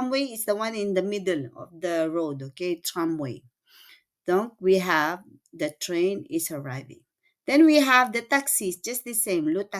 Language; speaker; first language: English; non-native, local second language; Filipino